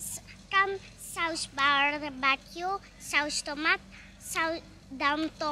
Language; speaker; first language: Indonesian; early bilingual, heritage; Indonesian